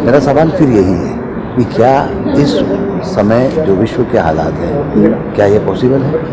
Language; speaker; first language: Hindi; native; Hindi